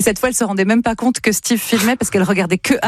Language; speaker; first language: French; native; French